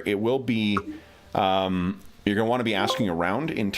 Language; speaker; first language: English; native; English